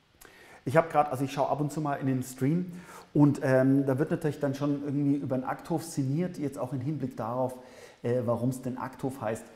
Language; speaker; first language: German; native; German